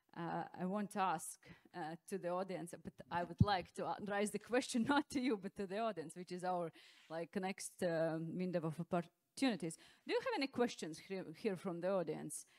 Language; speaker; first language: English; non-native, fluent; Latvian